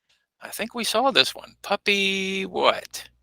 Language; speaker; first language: English; native; English